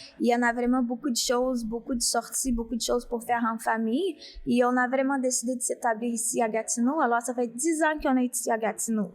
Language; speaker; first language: French; non-native, fluent; Portuguese